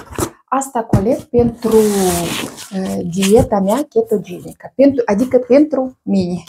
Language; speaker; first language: Romanian; non-native, learner; Russian